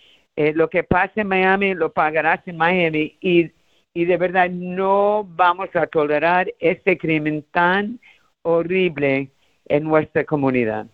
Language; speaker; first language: Spanish; early bilingual, heritage; Spanish